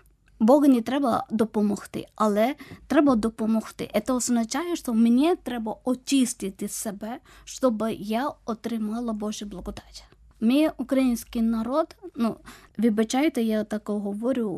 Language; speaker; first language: Ukrainian; non-native, fluent; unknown